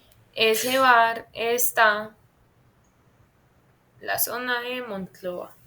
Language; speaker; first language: Spanish; non-native, fluent; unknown